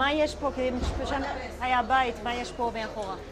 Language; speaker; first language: Hebrew; native; Hebrew